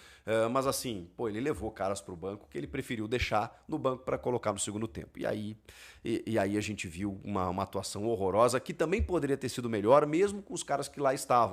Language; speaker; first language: Portuguese; native; Portuguese